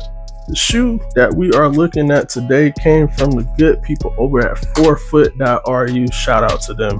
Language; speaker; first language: English; native; English